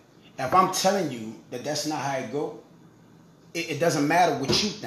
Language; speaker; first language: English; native; English